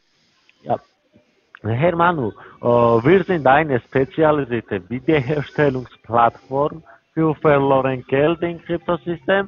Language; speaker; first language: German; non-native, learner; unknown